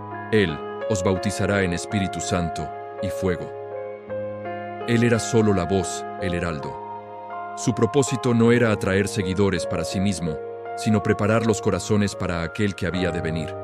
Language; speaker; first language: Spanish; native; Spanish